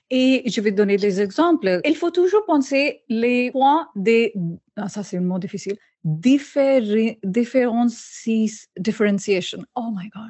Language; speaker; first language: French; non-native, learner; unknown